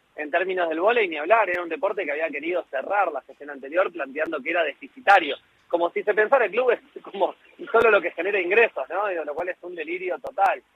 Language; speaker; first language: Spanish; native; Spanish